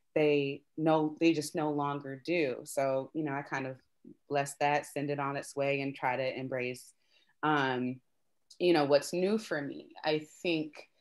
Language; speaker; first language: English; native; English